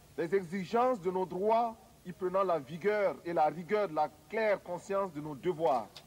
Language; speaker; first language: French; non-native, local second language; Mossi